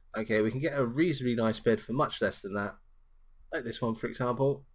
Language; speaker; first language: English; native; English